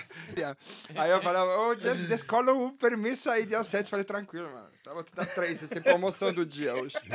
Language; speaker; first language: Portuguese; non-native, fluent; Italian